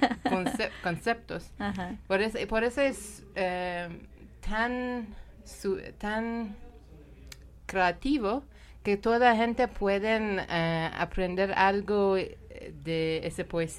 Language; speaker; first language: Spanish; non-native, learner; Persian